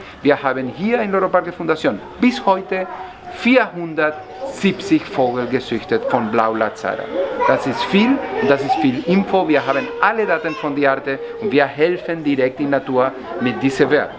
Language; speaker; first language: German; non-native, learner; Spanish